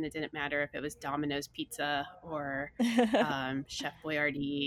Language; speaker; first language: English; native; English